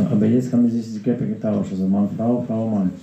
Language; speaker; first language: German; non-native, learner; Russian